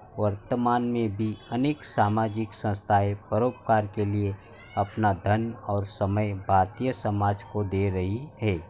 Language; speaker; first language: Hindi; non-native, local second language; Marathi